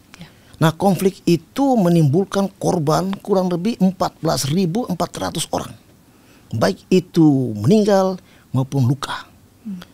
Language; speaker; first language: Indonesian; non-native, local second language; Tetum